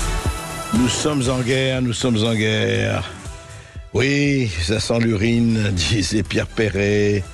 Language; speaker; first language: French; native; French